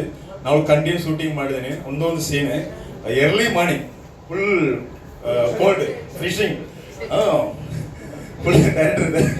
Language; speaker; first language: Kannada; non-native, learner; Tamil